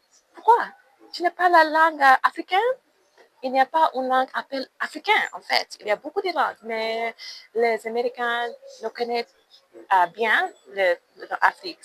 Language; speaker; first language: French; non-native, learner; English